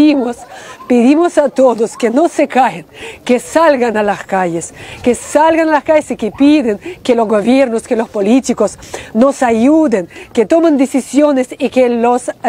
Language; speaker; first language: Spanish; non-native, fluent; Ukrainian